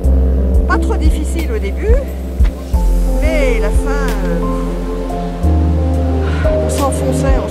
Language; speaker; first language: French; native; French